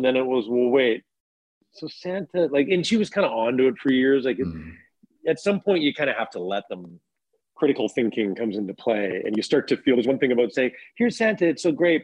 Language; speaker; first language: English; native; English